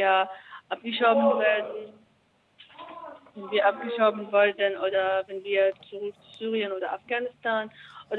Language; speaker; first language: German; non-native, learner; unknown